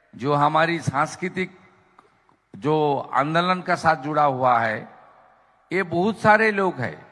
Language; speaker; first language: Hindi; non-native, local second language; Bangla